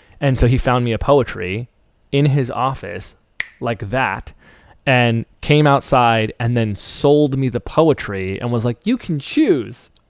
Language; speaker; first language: English; early bilingual, other home language; Persian